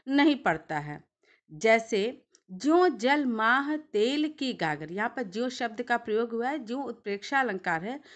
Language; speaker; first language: Hindi; native; Hindi